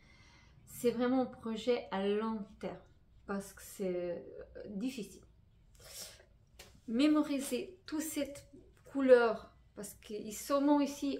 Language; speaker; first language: French; non-native, fluent; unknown